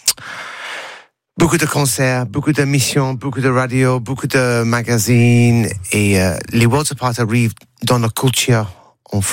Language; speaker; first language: French; non-native, learner; English